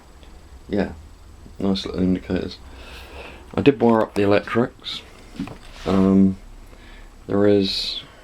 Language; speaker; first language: English; native; English